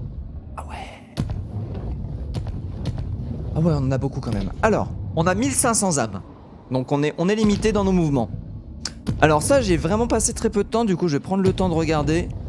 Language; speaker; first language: French; native; French